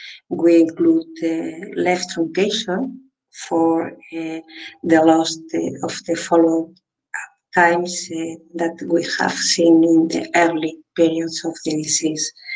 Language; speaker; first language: English; non-native, fluent; Spanish